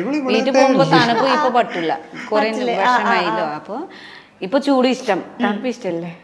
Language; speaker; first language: Malayalam; non-native, learner; Nepali